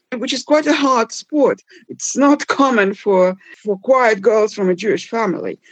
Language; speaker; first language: English; non-native, fluent; German